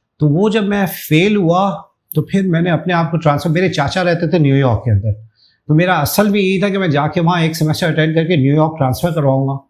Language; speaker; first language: Urdu; native; Urdu